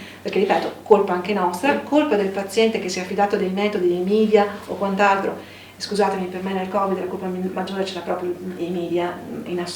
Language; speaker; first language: Italian; native; Italian